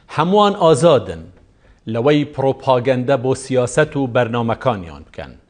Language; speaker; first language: Central Kurdish; non-native, local second language; Kurdish